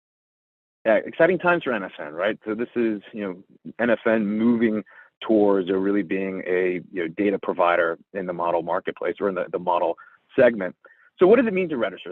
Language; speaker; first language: English; native; English